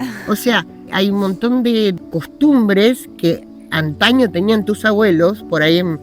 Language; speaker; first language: Spanish; native; Spanish